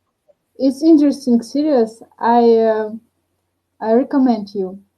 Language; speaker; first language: English; non-native, learner; Russian